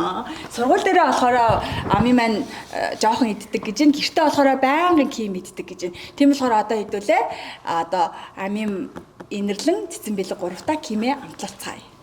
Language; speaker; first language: Mongolian; native; Mongolian